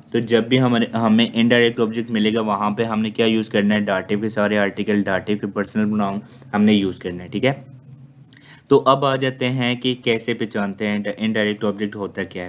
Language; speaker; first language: Urdu; native; Urdu